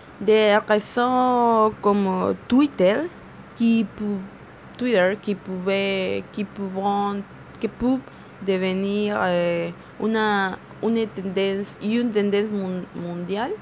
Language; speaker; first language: French; non-native, learner; Spanish